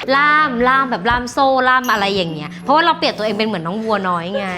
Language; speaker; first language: Thai; native; Thai